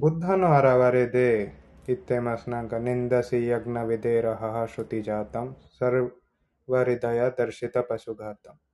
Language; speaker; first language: Japanese; non-native, learner; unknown